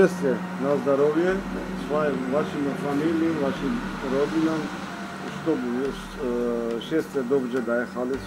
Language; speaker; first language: Polish; non-native, learner; Russian